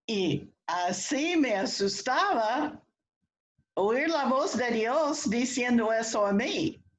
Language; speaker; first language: Spanish; non-native, fluent; English